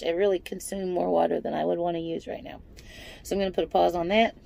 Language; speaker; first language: English; native; English